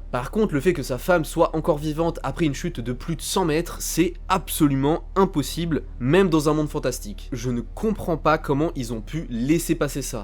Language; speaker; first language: French; native; French